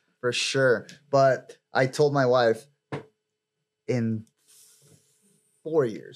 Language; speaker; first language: English; early bilingual, other home language; Spanish